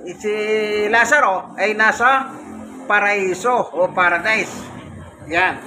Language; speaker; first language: Filipino; non-native, local second language; Pampanga